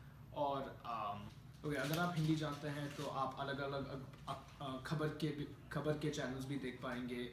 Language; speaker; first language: Hindi; non-native, learner; Malayalam